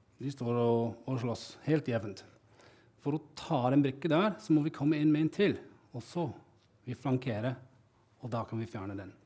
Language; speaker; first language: Norwegian; non-native, fluent; English